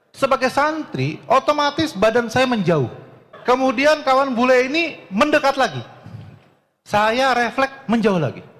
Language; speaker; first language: Indonesian; native; Indonesian